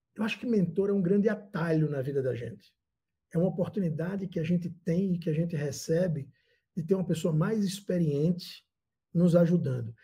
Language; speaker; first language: Portuguese; native; Portuguese